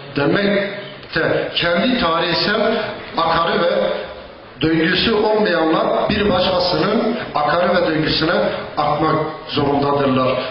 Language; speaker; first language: Turkish; non-native, local second language; Zaza